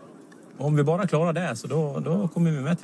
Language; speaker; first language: Swedish; native; Swedish